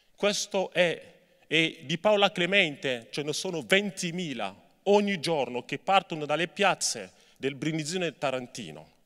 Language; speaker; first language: Italian; non-native, fluent; French